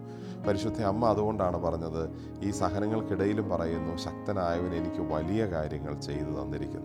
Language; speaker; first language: Malayalam; native; Malayalam